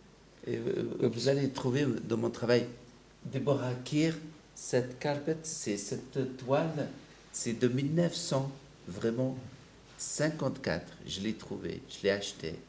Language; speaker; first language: French; non-native, local second language; Arabic